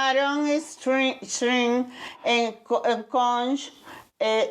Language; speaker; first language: English; non-native, learner; Spanish